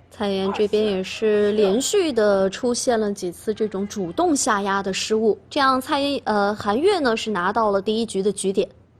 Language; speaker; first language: Chinese; native; Chinese